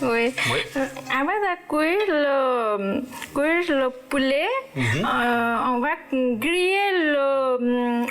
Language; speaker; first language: French; non-native, learner; Nepali